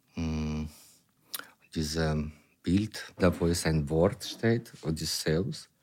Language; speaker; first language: German; non-native, fluent; Ukrainian